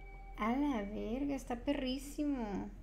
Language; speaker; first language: Spanish; native; Spanish